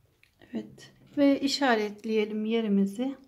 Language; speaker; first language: Turkish; native; Turkish